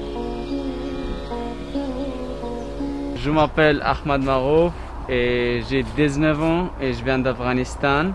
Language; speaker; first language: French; non-native, learner; Pashto